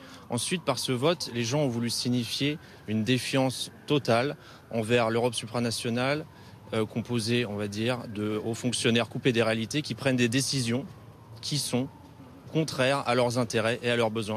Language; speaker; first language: French; native; French